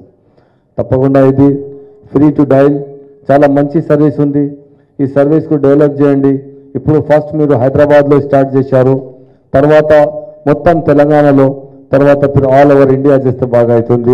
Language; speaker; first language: Telugu; non-native, local second language; Urdu